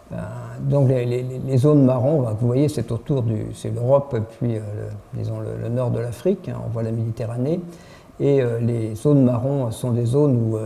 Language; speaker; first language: French; native; French